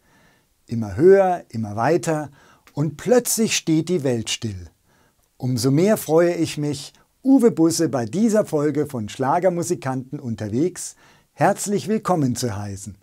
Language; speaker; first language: German; native; German